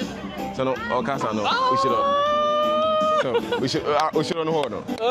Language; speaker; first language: Japanese; non-native, learner; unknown